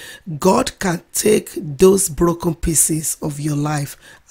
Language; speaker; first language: English; non-native, local second language; Yoruba